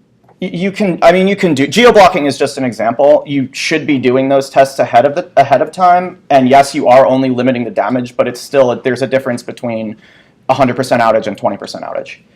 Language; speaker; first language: English; native; English